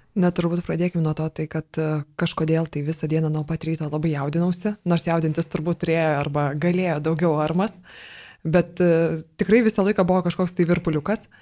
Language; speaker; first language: Lithuanian; native; Lithuanian